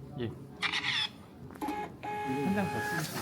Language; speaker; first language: Korean; native; Korean